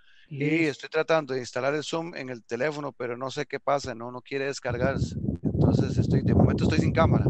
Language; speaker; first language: Spanish; native; Spanish